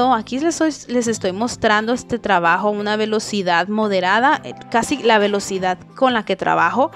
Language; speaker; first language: Spanish; native; Spanish